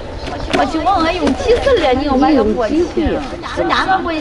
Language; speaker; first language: Chinese; native; Chinese